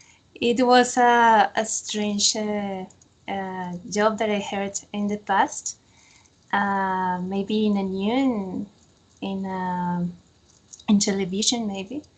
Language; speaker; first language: English; non-native, fluent; Spanish